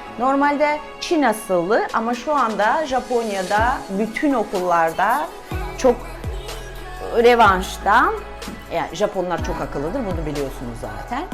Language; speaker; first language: Turkish; non-native, fluent; Russian